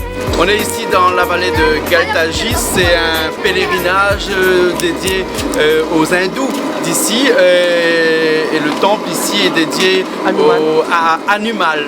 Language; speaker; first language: French; native; French